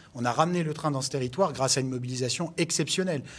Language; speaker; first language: French; native; French